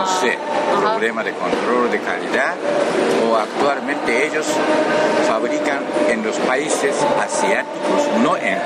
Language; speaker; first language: Spanish; non-native, fluent; Japanese